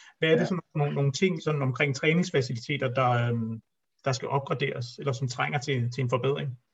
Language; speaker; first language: Danish; native; Danish